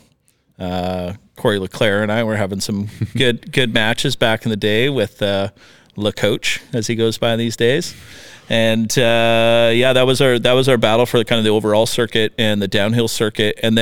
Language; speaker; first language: English; native; English